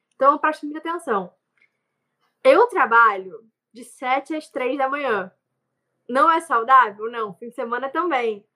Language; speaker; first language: Portuguese; native; Portuguese